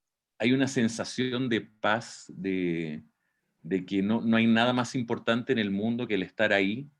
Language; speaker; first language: Spanish; native; Spanish